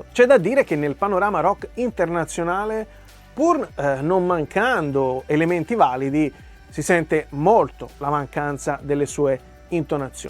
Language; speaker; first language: Italian; native; Italian